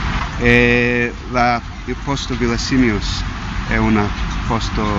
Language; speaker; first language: Italian; non-native, learner; English